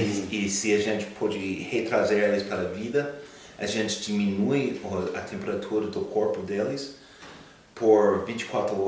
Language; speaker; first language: Portuguese; non-native, fluent; English